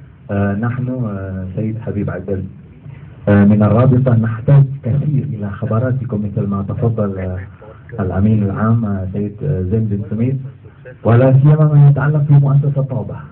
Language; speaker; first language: Arabic; non-native, fluent; Indonesian